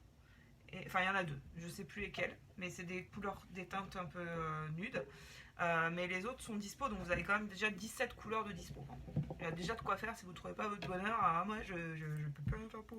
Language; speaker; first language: French; native; French